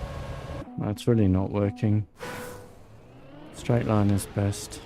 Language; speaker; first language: English; native; English